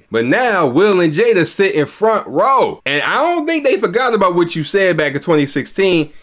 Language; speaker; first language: English; native; English